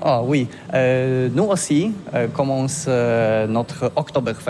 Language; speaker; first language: French; non-native, learner; Polish